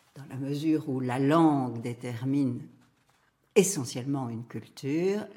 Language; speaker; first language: French; native; French